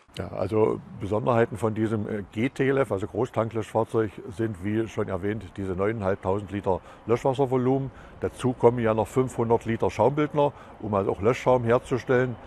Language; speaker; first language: German; native; German